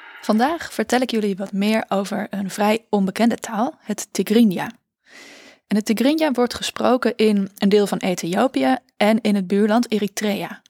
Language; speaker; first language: Dutch; native; Dutch